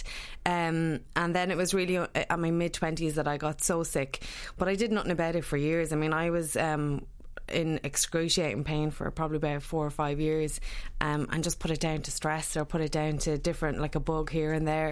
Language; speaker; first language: English; native; English